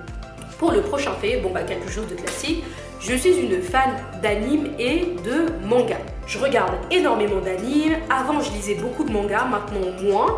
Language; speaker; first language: French; native; French